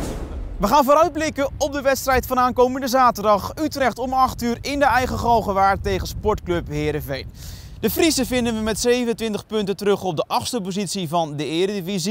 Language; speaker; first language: Dutch; native; Dutch